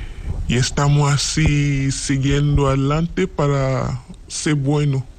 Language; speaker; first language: Spanish; non-native, learner; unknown